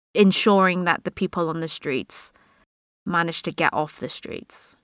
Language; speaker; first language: English; native; English